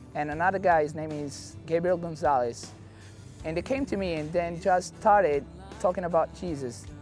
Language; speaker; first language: English; non-native, fluent; Italian